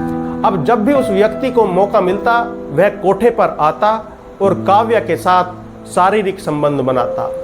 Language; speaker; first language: Hindi; native; Hindi